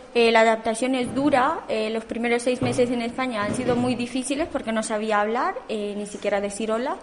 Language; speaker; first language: Spanish; non-native, fluent; Romanian